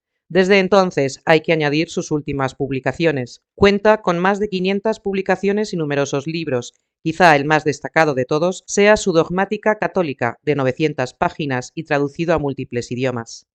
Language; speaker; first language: Spanish; native; Spanish